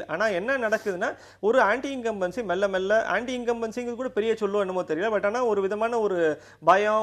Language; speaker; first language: Tamil; native; Tamil